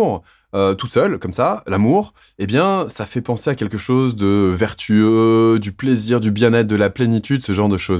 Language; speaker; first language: French; native; French